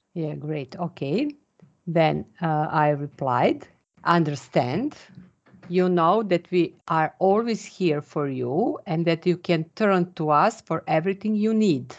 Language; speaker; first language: English; non-native, fluent; Serbian